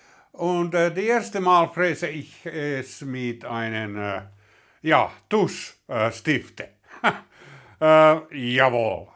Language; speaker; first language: German; non-native, learner; Finnish